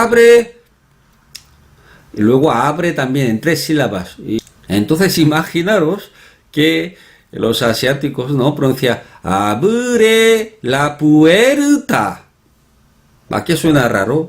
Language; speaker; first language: Spanish; non-native, fluent; Korean